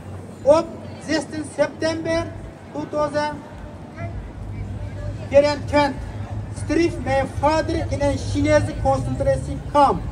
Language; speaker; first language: Dutch; non-native, fluent; Uyghur